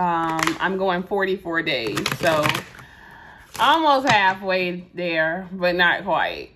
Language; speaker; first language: English; native; English